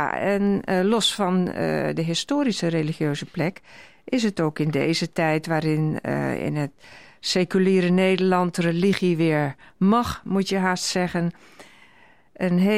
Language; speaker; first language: Dutch; native; Dutch